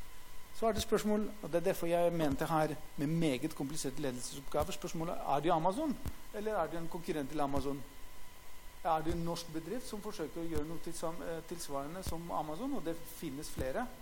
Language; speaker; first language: Norwegian; non-native, fluent; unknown